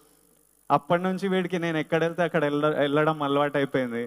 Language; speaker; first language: Telugu; native; Telugu